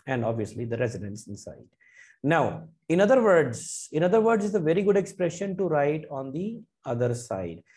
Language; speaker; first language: English; non-native, local second language; Punjabi